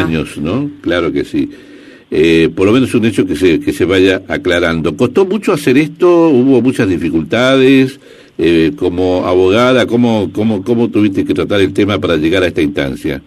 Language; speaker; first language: Spanish; native; Spanish